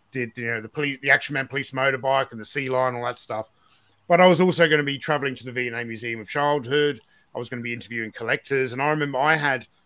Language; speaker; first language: English; native; English